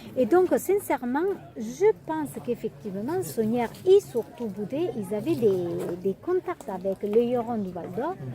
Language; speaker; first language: French; non-native, fluent; Italian